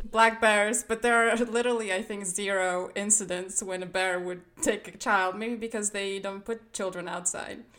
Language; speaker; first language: English; non-native, fluent; Polish